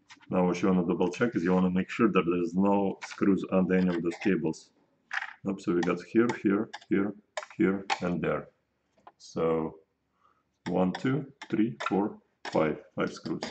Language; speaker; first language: English; non-native, fluent; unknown